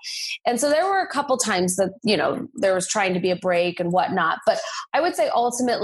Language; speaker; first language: English; native; English